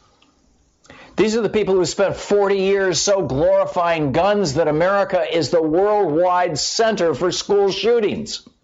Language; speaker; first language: English; native; English